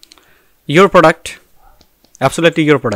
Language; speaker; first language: English; non-native, local second language; Bangla